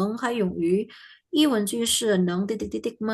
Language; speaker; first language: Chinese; non-native, fluent; Indonesian